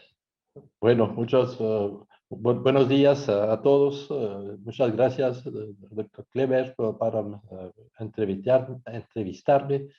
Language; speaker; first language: Spanish; non-native, fluent; French